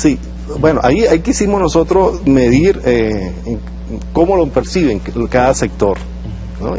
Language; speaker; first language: Spanish; native; Spanish